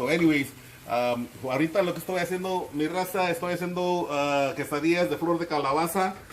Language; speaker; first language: Spanish; early bilingual, other home language; English